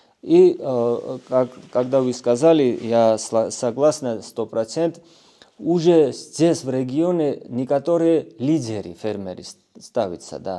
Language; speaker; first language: Russian; non-native, fluent; Georgian